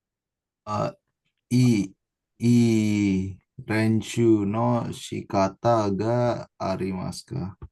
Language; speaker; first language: Japanese; non-native, learner; Indonesian